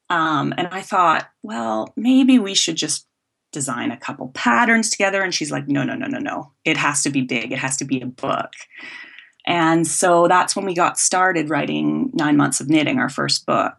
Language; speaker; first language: English; native; English